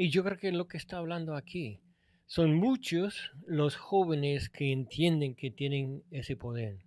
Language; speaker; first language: Spanish; non-native, fluent; English